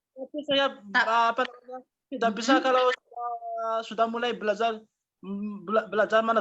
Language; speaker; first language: Indonesian; non-native, learner; Malagasy